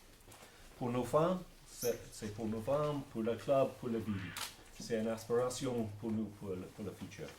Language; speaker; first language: French; non-native, learner; English